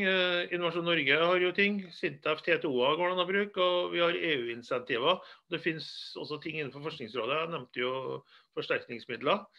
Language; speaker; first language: Norwegian; native; Norwegian